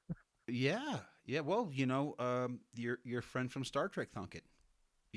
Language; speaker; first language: English; non-native, fluent; Spanish